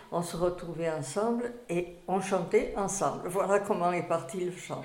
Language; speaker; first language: French; native; French